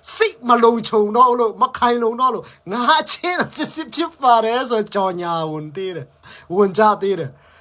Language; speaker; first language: Burmese; non-native, local second language; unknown